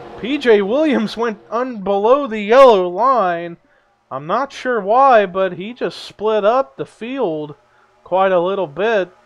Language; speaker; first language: English; native; English